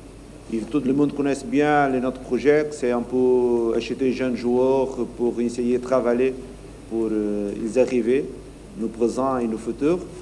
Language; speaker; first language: French; non-native, learner; Portuguese